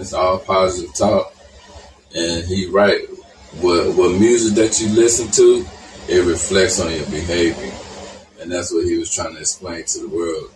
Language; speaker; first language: English; native; English